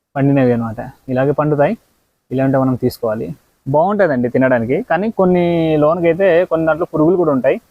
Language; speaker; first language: Telugu; non-native, local second language; Odia